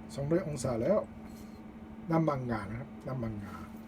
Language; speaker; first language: Thai; non-native, learner; Japanese